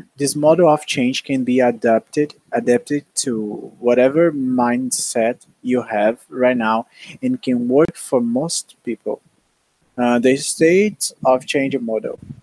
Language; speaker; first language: English; non-native, learner; Portuguese